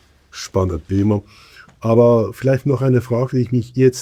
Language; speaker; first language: German; native; German